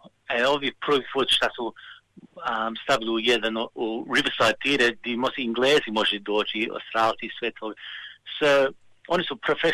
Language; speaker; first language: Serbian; early bilingual, heritage; Serbian